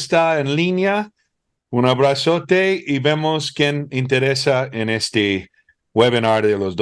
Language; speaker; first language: Spanish; early bilingual, heritage; Spanish